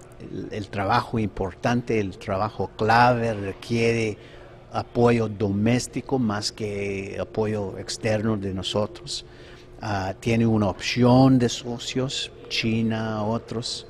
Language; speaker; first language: Spanish; non-native, fluent; English